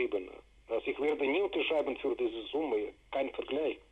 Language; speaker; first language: German; non-native, fluent; Russian